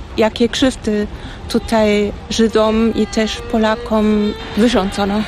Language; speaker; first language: Polish; non-native, fluent; German